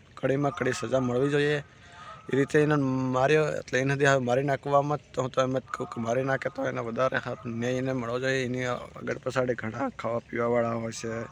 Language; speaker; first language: Gujarati; non-native, local second language; Bhili